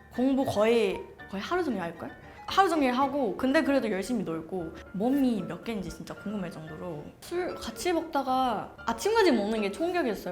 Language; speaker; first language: Korean; non-native, fluent; Thai